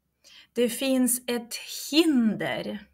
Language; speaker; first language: Swedish; non-native, fluent; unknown